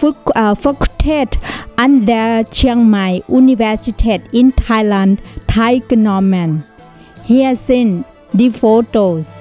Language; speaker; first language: German; non-native, learner; Thai